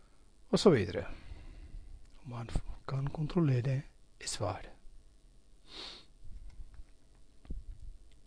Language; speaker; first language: Norwegian; non-native, fluent; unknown